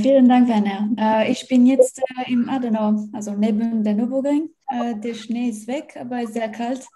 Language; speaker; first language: German; non-native, learner; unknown